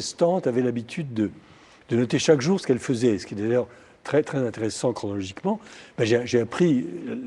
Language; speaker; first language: French; native; French